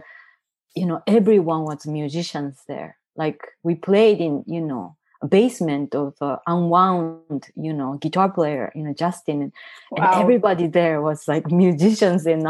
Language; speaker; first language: English; non-native, fluent; Japanese